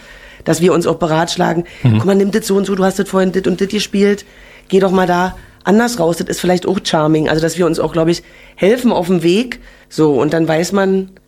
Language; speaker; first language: German; native; German